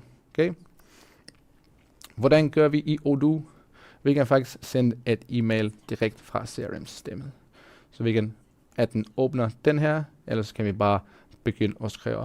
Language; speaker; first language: Danish; non-native, fluent; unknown